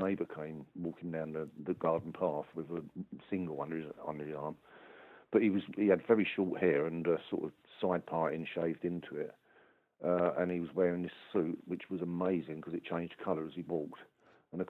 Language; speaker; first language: English; native; English